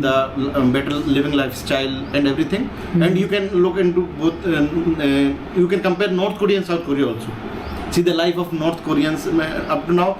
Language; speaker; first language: English; non-native, local second language; Hindi